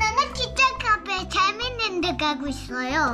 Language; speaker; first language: Korean; early bilingual, heritage; Korean